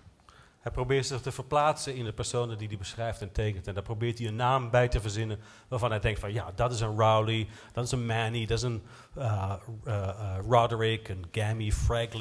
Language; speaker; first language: Dutch; native; Dutch